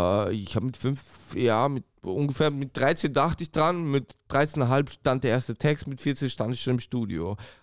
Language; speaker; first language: German; native; German